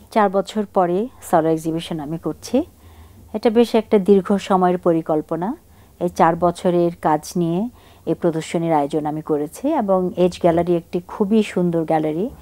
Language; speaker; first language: Bangla; non-native, local second language; Chakma